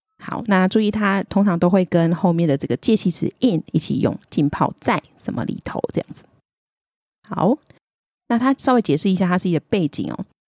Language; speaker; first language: Chinese; native; Chinese